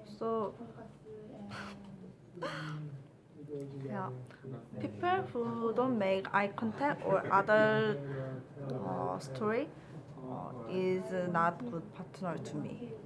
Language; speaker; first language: English; non-native, learner; Korean